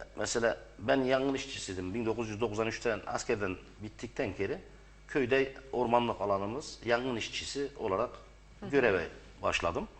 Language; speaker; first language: Turkish; early bilingual, heritage; Arabic